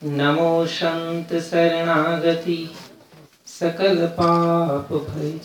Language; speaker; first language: Hindi; native; Hindi